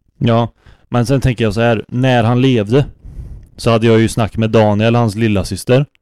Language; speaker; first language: Swedish; native; Swedish